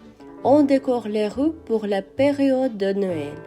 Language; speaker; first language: French; non-native, fluent; Russian